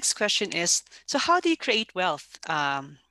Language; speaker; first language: English; non-native, local second language; Filipino